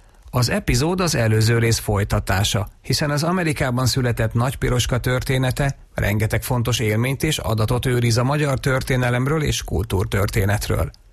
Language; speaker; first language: Hungarian; native; Hungarian